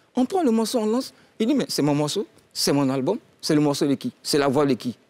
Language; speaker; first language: French; non-native, local second language; Dyula